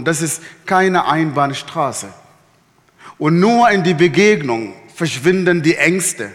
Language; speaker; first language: German; non-native, fluent; Arabic